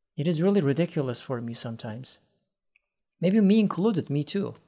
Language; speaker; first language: English; non-native, fluent; Persian